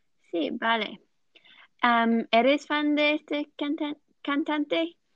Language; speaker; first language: Spanish; non-native, learner; English